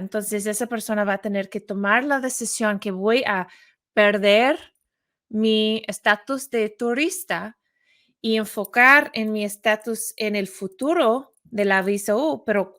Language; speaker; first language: Spanish; non-native, fluent; English